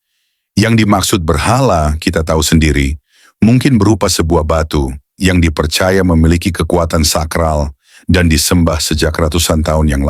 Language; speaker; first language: Indonesian; native; Indonesian